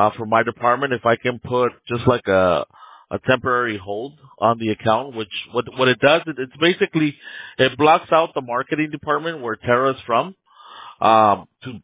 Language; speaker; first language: English; early bilingual, other home language; Spanish